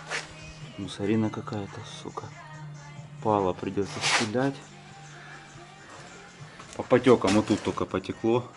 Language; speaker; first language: Russian; native; Russian